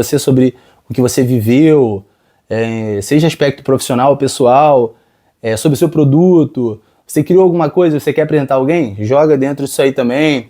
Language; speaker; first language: Portuguese; native; Portuguese